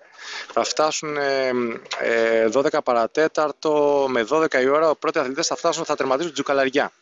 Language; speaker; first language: Greek; native; Greek